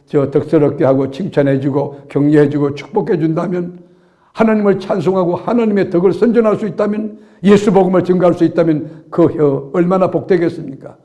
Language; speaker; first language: Korean; native; Korean